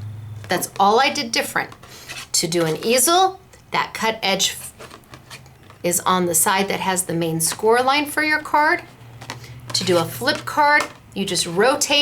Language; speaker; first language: English; native; English